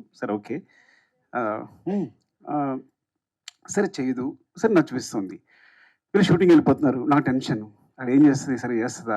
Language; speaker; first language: Telugu; native; Telugu